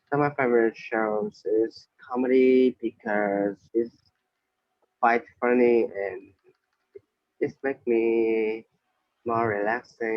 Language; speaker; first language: English; non-native, learner; Vietnamese